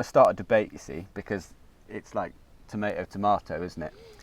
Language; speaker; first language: English; native; English